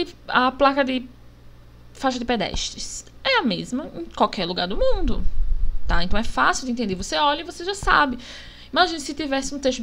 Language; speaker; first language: Portuguese; native; Portuguese